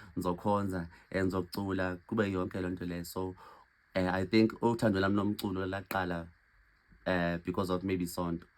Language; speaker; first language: Zulu; non-native, local second language; Xhosa